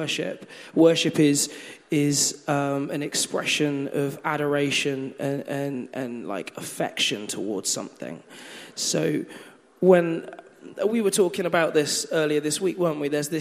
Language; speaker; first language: English; native; English